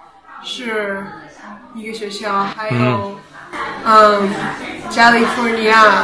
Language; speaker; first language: Chinese; early bilingual, heritage; Chinese